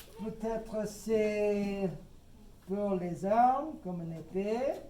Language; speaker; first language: French; non-native, fluent; English